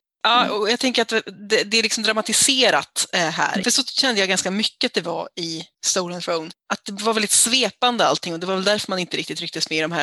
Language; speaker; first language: Swedish; native; Swedish